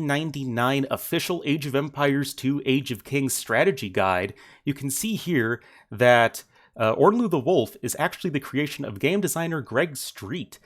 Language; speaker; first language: English; native; English